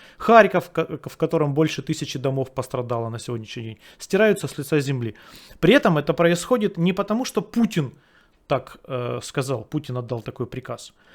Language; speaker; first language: Russian; native; Russian